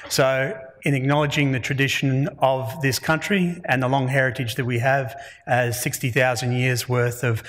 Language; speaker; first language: English; native; English